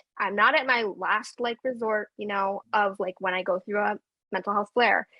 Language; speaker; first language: English; native; English